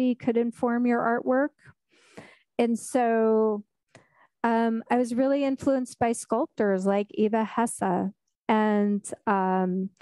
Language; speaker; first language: English; native; English